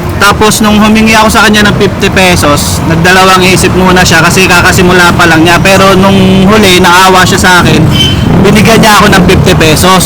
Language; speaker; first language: Filipino; native; Filipino